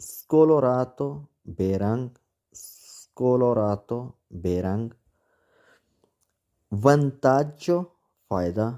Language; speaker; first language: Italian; non-native, fluent; Urdu